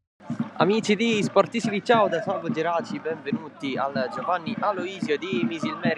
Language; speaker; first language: Italian; native; Italian